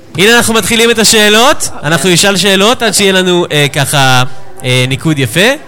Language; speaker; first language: Hebrew; native; Hebrew